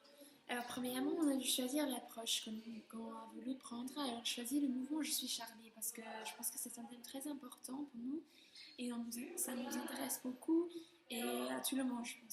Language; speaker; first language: French; non-native, fluent; Spanish